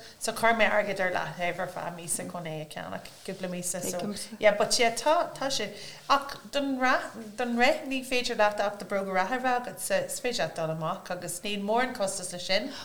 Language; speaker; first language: Irish; non-native, local second language; English